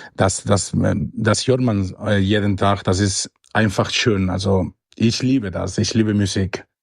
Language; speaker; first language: German; non-native, learner; Spanish